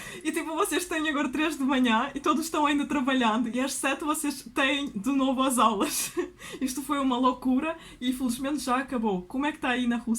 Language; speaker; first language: Portuguese; non-native, fluent; Russian